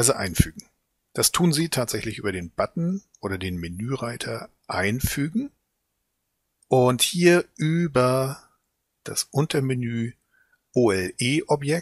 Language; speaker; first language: German; native; German